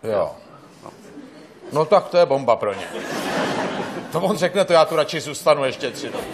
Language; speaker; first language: Czech; native; Czech